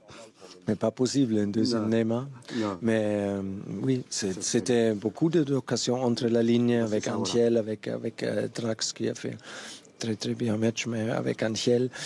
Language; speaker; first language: French; non-native, fluent; German